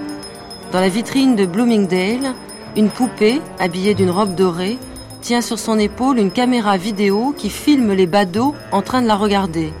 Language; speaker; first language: French; native; French